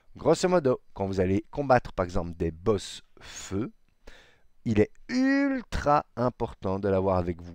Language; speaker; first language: French; native; French